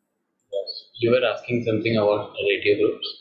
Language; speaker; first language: English; non-native, fluent; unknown